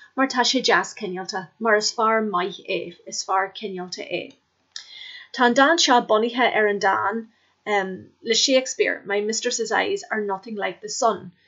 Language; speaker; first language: Irish; native; Irish